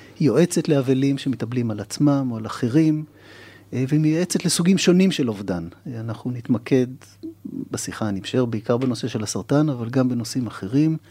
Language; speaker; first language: Hebrew; native; Hebrew